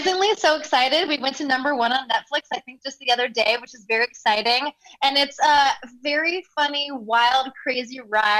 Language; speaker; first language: English; native; English